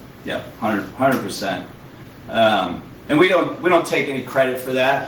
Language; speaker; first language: English; native; English